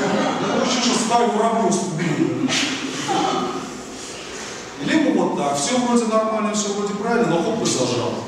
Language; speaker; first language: Russian; native; Russian